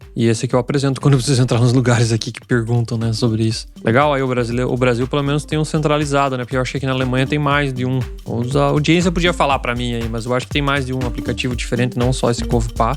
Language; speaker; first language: Portuguese; native; Portuguese